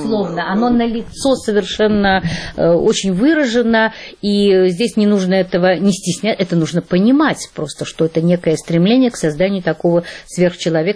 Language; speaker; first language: Russian; native; Russian